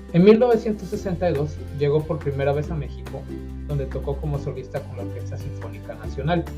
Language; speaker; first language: Spanish; native; Spanish